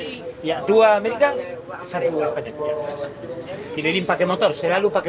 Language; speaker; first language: Indonesian; non-native, learner; Spanish